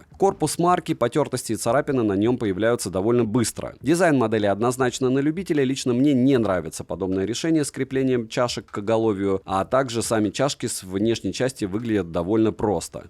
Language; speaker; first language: Russian; native; Russian